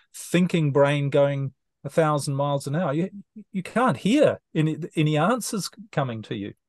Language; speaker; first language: English; native; English